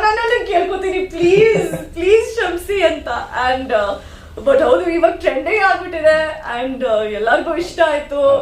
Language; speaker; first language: Kannada; non-native, learner; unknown